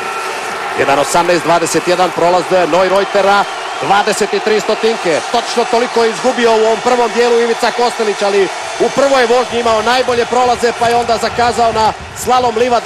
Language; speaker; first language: Serbian; native; Serbian